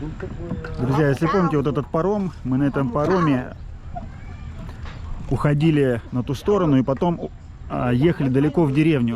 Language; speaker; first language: Russian; native; Russian